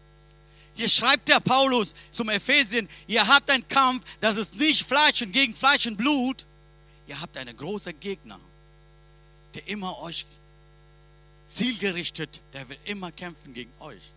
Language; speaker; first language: German; non-native, learner; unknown